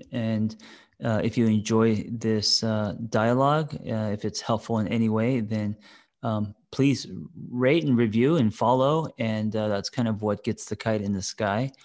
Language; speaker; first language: English; native; English